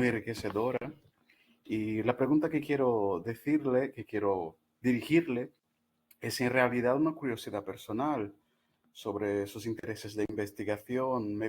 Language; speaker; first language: Spanish; non-native, fluent; Portuguese